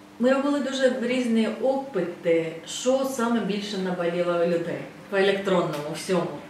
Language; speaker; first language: Ukrainian; non-native, fluent; Estonian